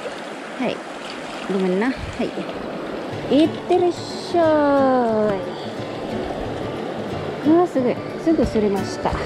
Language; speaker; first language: Japanese; non-native, fluent; Filipino